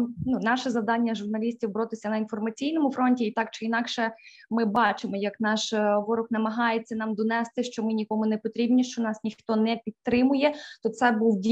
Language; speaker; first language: Ukrainian; native; Ukrainian